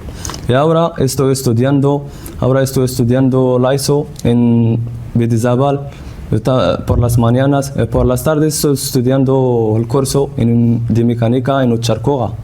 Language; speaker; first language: Spanish; non-native, learner; Central Atlas Tamazight